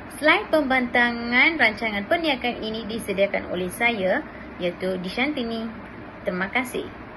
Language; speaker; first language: Malay; non-native, local second language; Tamil